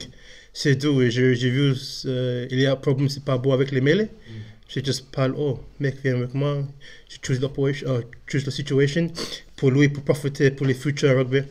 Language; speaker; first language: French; non-native, learner; English